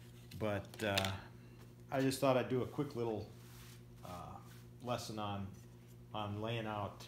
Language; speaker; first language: English; native; English